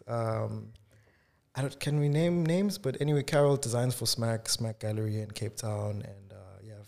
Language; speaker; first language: English; non-native, local second language; Zulu